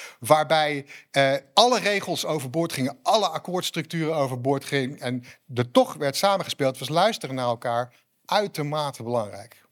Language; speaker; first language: Dutch; native; Dutch